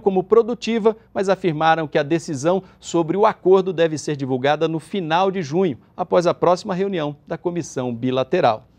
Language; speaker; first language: Portuguese; native; Portuguese